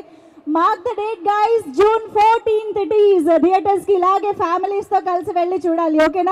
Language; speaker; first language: Telugu; native; Telugu